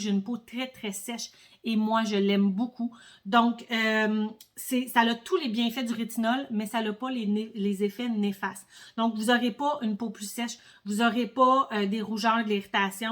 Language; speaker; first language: French; native; French